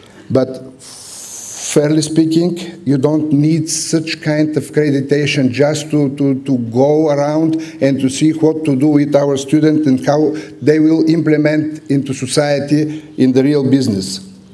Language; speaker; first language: English; non-native, fluent; Bulgarian